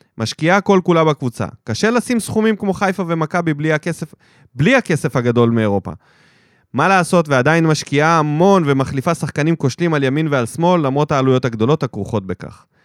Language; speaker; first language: Hebrew; early bilingual, other home language; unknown